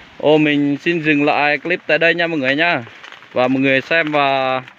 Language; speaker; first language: Vietnamese; non-native, local second language; Jarai